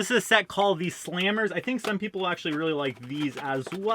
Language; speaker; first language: English; native; English